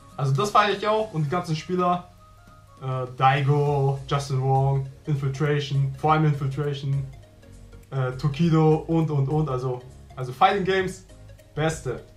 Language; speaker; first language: German; early bilingual, other home language; Vietnamese